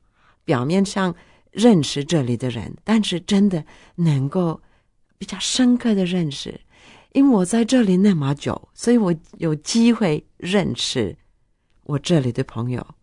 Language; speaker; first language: Chinese; non-native, fluent; Norwegian